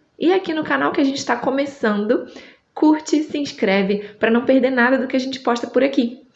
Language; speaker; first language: Portuguese; native; Portuguese